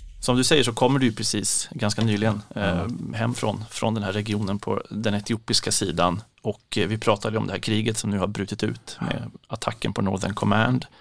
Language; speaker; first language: Swedish; native; Swedish